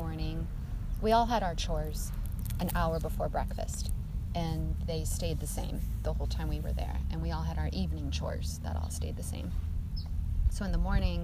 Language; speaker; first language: English; native; English